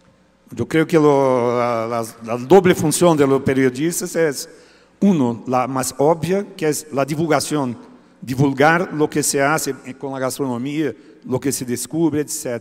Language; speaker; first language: Spanish; non-native, fluent; Portuguese